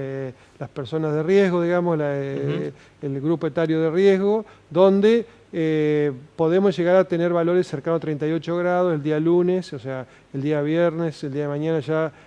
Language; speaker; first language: Spanish; native; Spanish